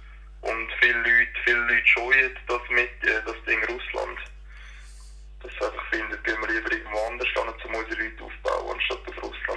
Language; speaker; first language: German; native; German